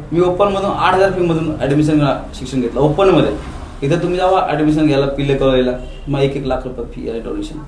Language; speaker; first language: Marathi; non-native, local second language; Hindi